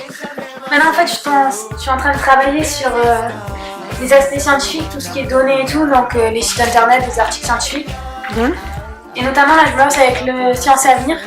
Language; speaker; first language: French; native; French